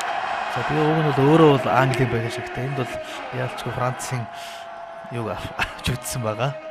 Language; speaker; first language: Mongolian; native; Mongolian